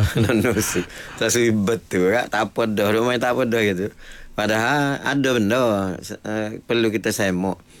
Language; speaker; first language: Malay; native; Malay